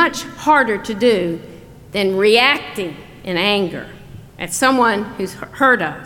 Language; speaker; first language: English; native; English